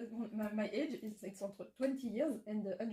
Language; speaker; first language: English; non-native, learner; French